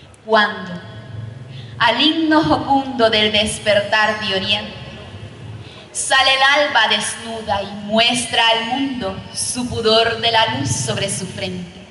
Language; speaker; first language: Spanish; native; Spanish